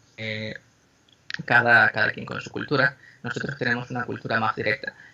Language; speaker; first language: Spanish; native; Spanish